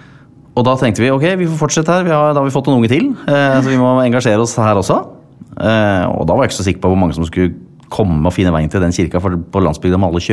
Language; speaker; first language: Norwegian; native; Norwegian